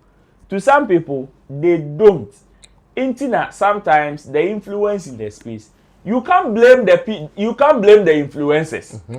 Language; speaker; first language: English; non-native, local second language; Akan